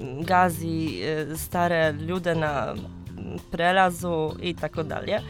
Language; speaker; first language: Polish; non-native, learner; Serbian